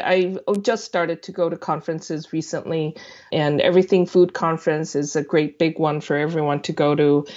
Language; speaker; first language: English; non-native, fluent; Korean